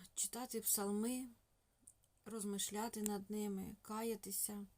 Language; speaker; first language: Ukrainian; non-native, local second language; Russian